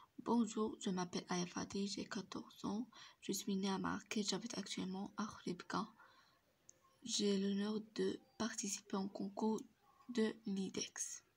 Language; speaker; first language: French; non-native, local second language; Arabic